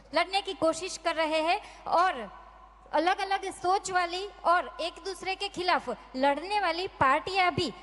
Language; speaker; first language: Hindi; native; Hindi